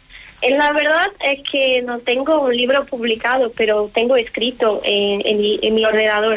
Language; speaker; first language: Spanish; non-native, learner; Portuguese